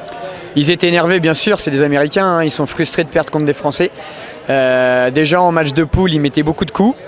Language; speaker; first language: French; native; French